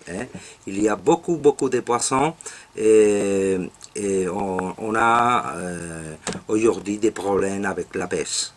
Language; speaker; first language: French; non-native, learner; Spanish